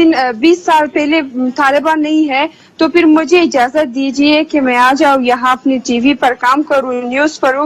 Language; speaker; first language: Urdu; non-native, fluent; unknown